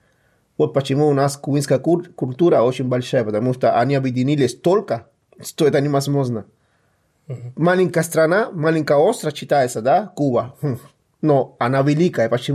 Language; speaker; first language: Russian; non-native, fluent; Spanish